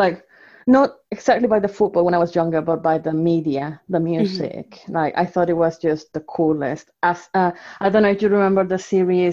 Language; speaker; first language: English; non-native, fluent; Spanish